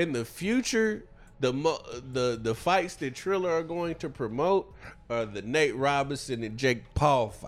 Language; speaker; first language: English; native; English